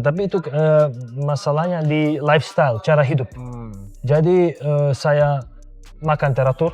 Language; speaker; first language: Indonesian; non-native, fluent; Serbian